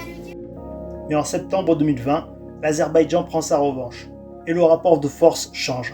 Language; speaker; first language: French; native; French